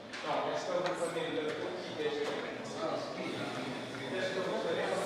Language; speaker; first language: French; non-native, fluent; Indonesian